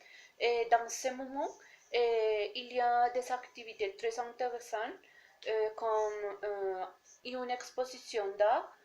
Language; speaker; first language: French; non-native, learner; Spanish